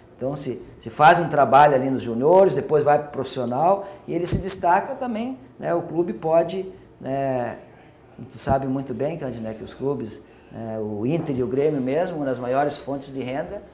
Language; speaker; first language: Portuguese; native; Portuguese